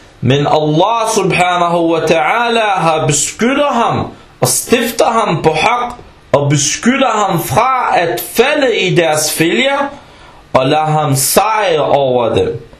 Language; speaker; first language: Danish; early bilingual, other home language; Arabic